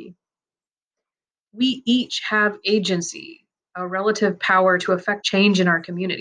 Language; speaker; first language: English; early bilingual, other home language; Persian